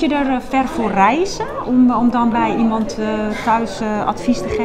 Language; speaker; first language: Dutch; native; Dutch